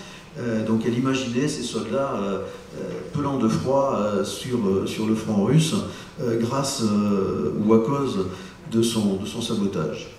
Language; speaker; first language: French; native; French